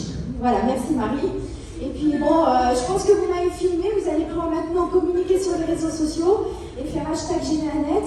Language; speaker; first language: French; native; French